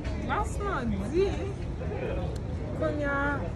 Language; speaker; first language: French; non-native, learner; Haitian Creole